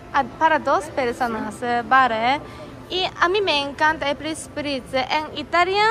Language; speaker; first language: Spanish; non-native, learner; Japanese